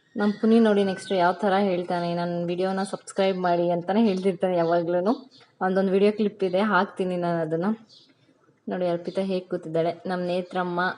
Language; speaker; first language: Kannada; non-native, local second language; Lambadi